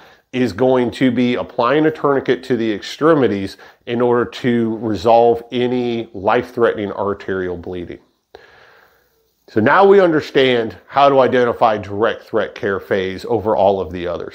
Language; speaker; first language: English; native; English